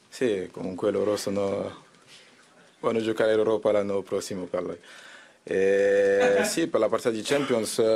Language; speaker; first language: Italian; non-native, fluent; French